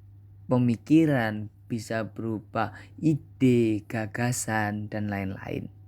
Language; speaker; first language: Indonesian; native; Indonesian